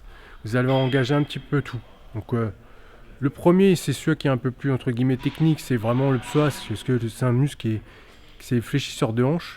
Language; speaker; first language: French; native; French